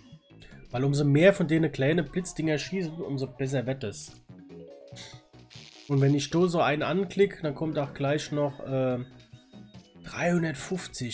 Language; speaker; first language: German; native; German